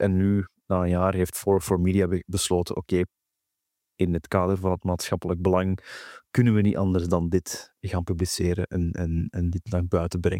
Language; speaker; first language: Dutch; native; Dutch